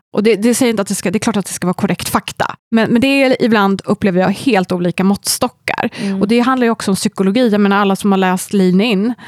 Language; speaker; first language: Swedish; native; Swedish